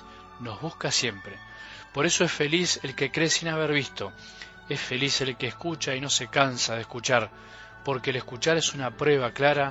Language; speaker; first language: Spanish; native; Spanish